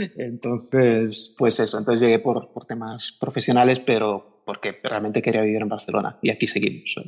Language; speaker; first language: Spanish; non-native, fluent; Italian